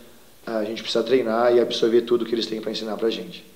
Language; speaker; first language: Portuguese; native; Portuguese